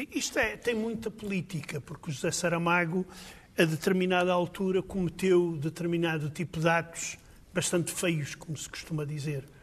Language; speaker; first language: Portuguese; native; Portuguese